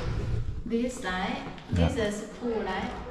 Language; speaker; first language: English; non-native, learner; Thai